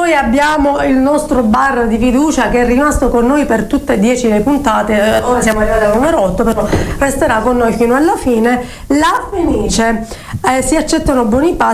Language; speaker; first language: Italian; native; Italian